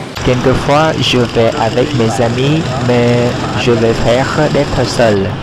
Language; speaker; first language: French; non-native, local second language; Vietnamese